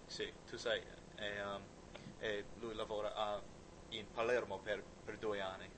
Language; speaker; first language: Italian; non-native, learner; English